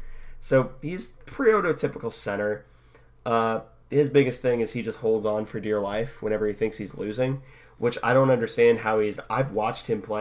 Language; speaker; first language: English; native; English